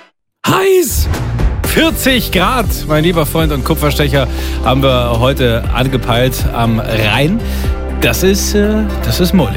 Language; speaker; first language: German; native; German